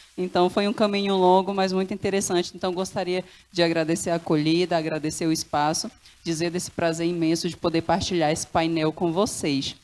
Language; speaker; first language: Portuguese; non-native, local second language; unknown